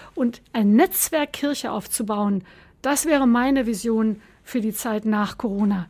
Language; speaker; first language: German; native; German